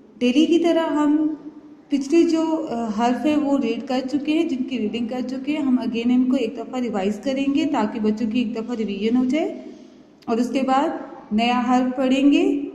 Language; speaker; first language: Urdu; native; Urdu